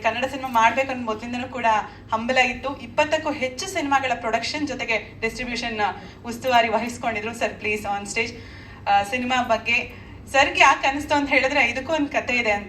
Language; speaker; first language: Kannada; native; Kannada